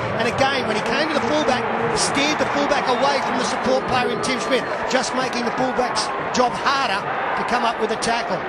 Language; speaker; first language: English; native; English